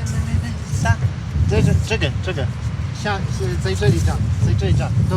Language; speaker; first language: Chinese; non-native, learner; Polish